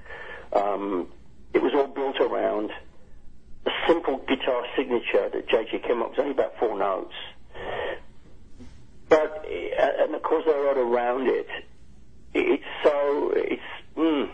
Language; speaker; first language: English; native; English